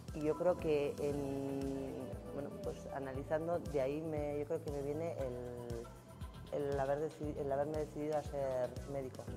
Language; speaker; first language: Spanish; native; Spanish